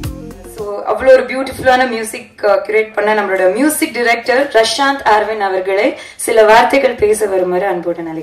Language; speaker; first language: Tamil; native; Tamil